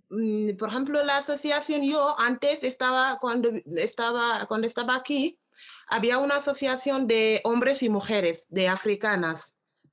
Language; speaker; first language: Spanish; non-native, learner; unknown